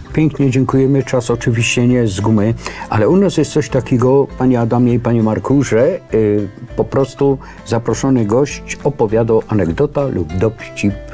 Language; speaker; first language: Polish; native; Polish